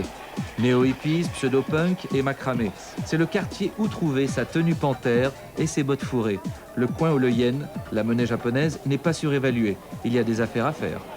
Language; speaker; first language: French; native; French